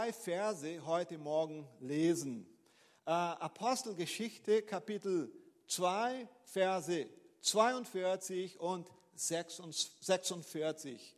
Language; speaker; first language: German; non-native, fluent; Portuguese